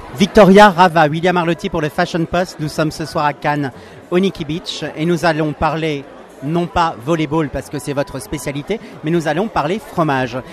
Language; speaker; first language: French; native; French